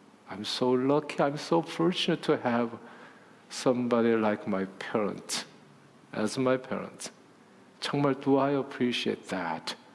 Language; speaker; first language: English; non-native, fluent; Korean